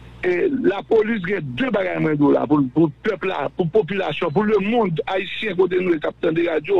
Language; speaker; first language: French; non-native, local second language; Haitian Creole